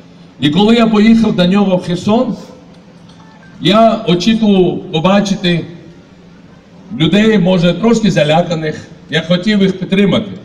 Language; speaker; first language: Ukrainian; non-native, fluent; Georgian